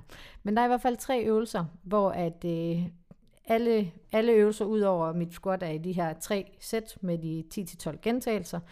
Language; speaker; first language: Danish; native; Danish